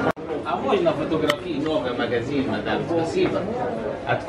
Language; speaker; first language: Russian; non-native, learner; Arabic